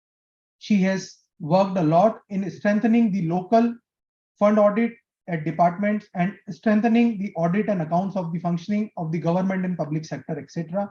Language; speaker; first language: English; non-native, local second language; Hindi